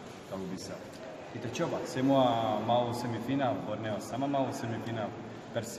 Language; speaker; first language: Indonesian; non-native, learner; Armenian